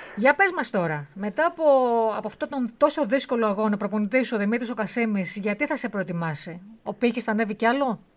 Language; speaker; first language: Greek; native; Greek